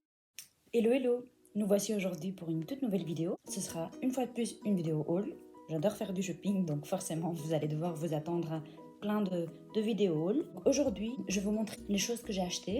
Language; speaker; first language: French; native; French